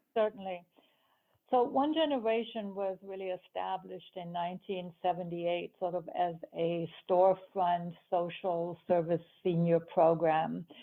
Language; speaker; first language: English; early bilingual, other home language; German